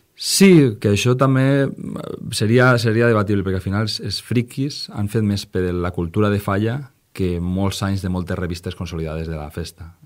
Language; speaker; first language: Catalan; native; Catalan